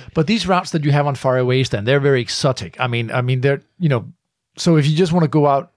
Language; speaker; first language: English; non-native, fluent; Danish